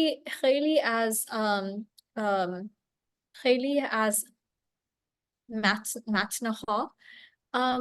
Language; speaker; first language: Persian; non-native, learner; English